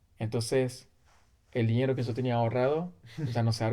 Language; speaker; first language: Spanish; native; Spanish